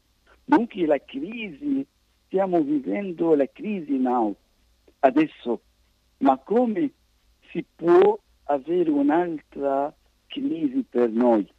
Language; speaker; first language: Italian; non-native, fluent; Arabic